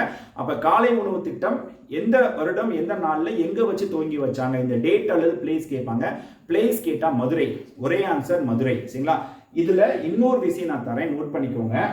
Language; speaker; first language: Tamil; native; Tamil